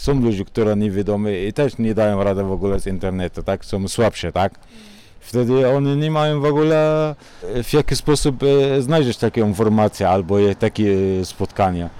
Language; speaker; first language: Polish; non-native, learner; Arabic